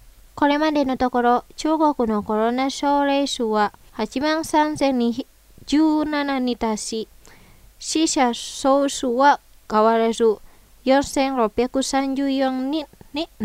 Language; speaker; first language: Japanese; non-native, fluent; Indonesian